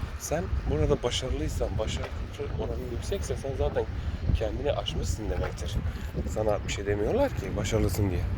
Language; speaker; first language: Turkish; early bilingual, heritage; Turkish